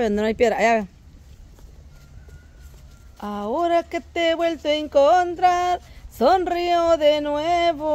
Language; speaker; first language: Spanish; native; Spanish